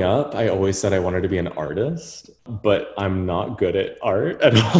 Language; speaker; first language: English; native; English